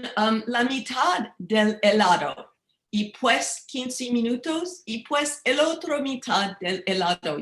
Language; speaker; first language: Spanish; non-native, learner; English